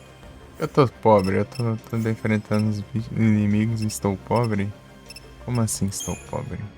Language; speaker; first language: Portuguese; native; Portuguese